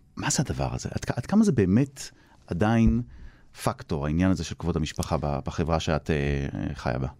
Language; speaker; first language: Hebrew; native; Hebrew